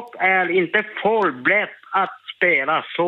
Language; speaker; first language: Swedish; non-native, learner; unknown